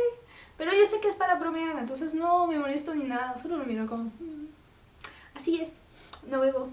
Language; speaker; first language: Spanish; non-native, learner; French